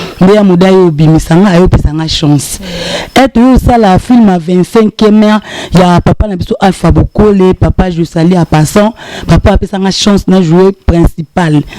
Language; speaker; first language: Lingala; native; Lingala